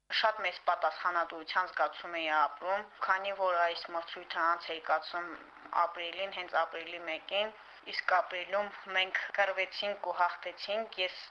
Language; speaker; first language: Armenian; native; Armenian